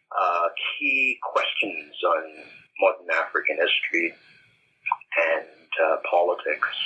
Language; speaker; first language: English; non-native, local second language; Yoruba